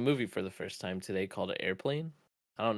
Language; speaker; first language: English; native; English